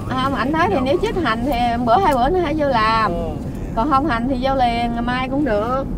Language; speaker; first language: Vietnamese; native; Vietnamese